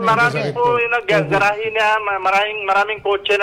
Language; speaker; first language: Filipino; non-native, learner; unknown